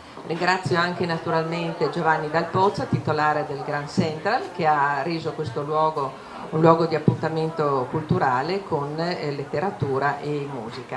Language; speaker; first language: Italian; native; Italian